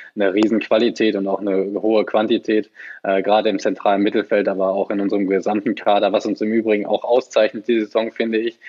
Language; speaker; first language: German; native; German